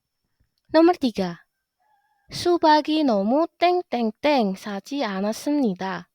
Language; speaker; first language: Korean; non-native, fluent; Indonesian